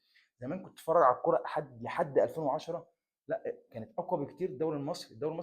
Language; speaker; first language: Arabic; native; Arabic